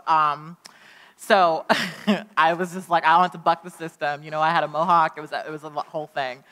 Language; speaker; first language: English; native; English